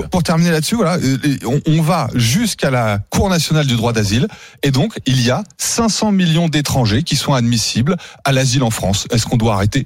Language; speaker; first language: French; native; French